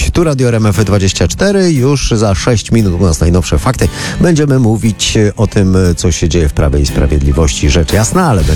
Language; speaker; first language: Polish; native; Polish